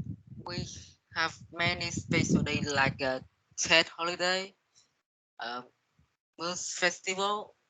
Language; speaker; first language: English; non-native, learner; Vietnamese